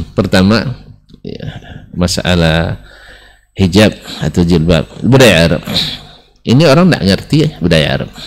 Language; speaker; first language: Indonesian; non-native, local second language; Minangkabau